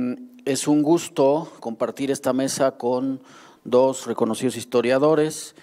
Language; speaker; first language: Spanish; native; Spanish